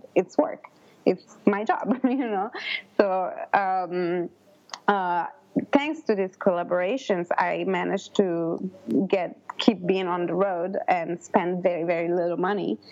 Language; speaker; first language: English; non-native, fluent; Italian